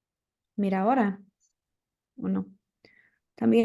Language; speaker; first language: Spanish; non-native, learner; English